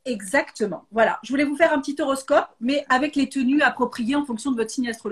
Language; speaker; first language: French; native; French